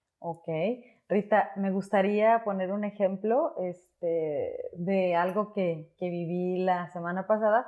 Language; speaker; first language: Spanish; native; Spanish